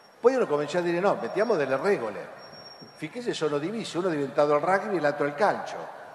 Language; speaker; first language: Italian; non-native, fluent; Spanish